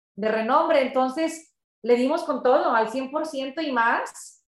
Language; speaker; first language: Spanish; early bilingual, heritage; Spanish